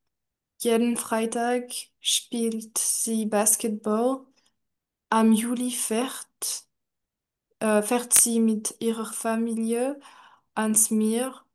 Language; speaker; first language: German; non-native, learner; French